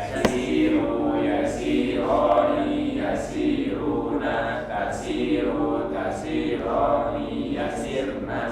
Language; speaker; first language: Arabic; non-native, learner; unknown